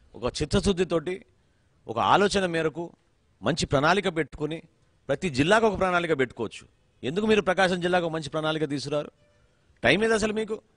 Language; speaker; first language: Telugu; native; Telugu